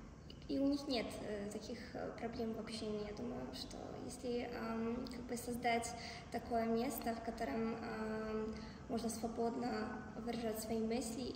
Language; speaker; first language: Russian; non-native, fluent; Polish